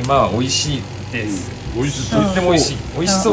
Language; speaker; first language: Japanese; native; Japanese